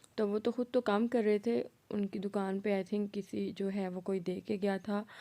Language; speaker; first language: Urdu; non-native, local second language; Punjabi